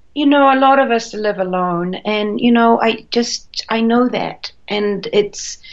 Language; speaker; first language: English; native; English